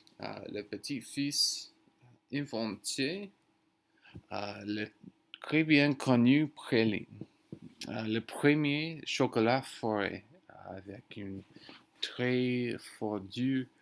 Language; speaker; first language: French; non-native, learner; English